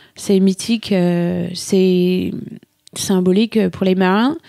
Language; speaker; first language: French; non-native, fluent; English